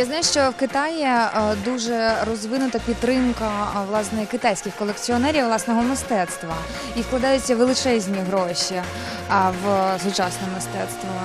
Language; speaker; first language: Ukrainian; native; Ukrainian